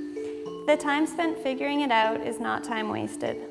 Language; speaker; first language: English; native; English